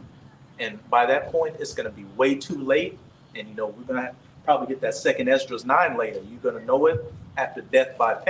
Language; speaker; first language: English; native; English